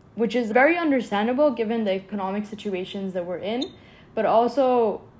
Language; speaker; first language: English; non-native, fluent; Arabic